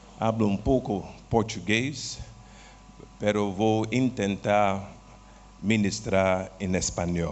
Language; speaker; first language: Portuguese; non-native, learner; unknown